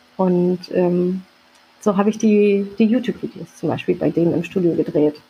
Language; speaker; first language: German; early bilingual, other home language; Turkish